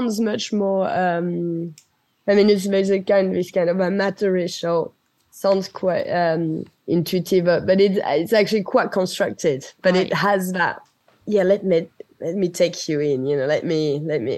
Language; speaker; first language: English; non-native, fluent; French